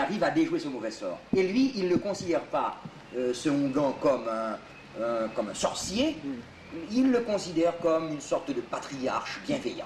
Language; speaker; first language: French; native; French